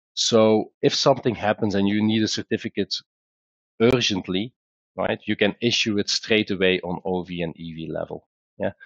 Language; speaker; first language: English; non-native, fluent; Dutch